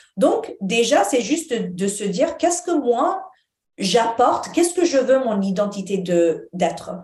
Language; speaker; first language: French; non-native, fluent; Arabic